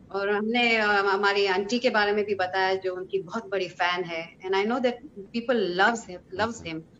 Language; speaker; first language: Hindi; non-native, fluent; Hebrew